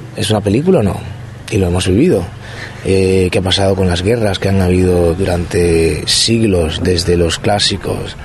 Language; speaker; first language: Spanish; native; Spanish